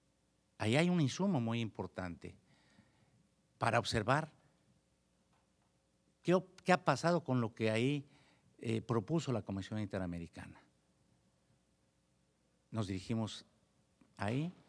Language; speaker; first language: Spanish; native; Spanish